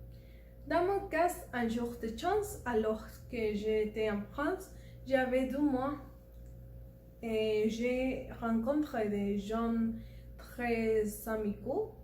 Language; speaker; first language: French; non-native, learner; Spanish